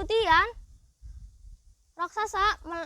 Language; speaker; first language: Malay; non-native, local second language; Javanese